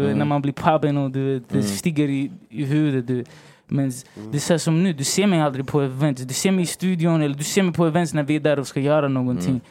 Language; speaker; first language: Swedish; early bilingual, other home language; Spanish